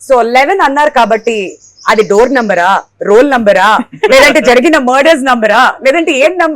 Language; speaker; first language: Telugu; native; Telugu